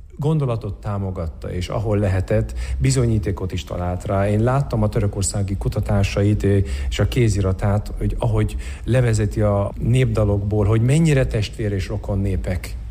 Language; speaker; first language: Hungarian; non-native, fluent; Turkish